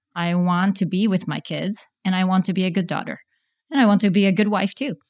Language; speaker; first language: English; non-native, fluent; Japanese